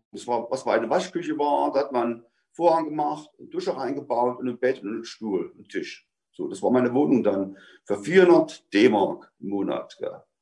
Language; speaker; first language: German; native; German